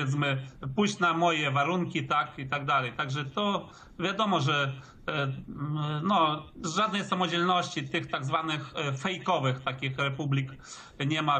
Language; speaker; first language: Polish; early bilingual, heritage; Polish